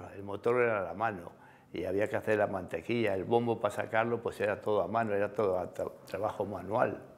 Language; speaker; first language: Spanish; native; Spanish